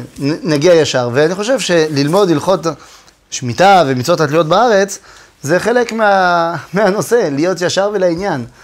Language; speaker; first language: Hebrew; non-native, fluent; French